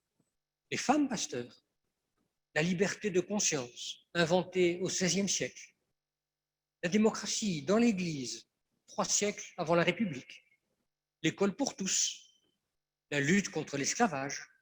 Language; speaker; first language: French; native; French